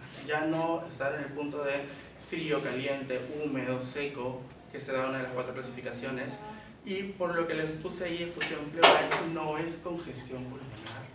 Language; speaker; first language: Spanish; native; Spanish